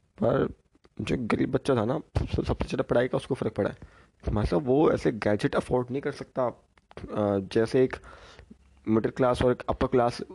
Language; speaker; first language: Hindi; native; Hindi